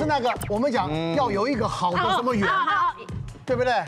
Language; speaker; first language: Chinese; native; Chinese